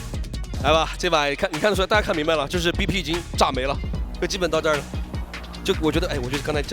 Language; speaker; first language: Chinese; native; Chinese